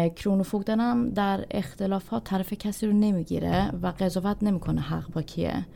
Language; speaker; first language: Persian; early bilingual, other home language; Swedish